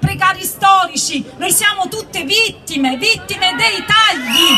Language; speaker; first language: Italian; native; Italian